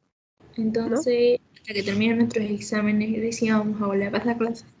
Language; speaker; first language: Spanish; native; Spanish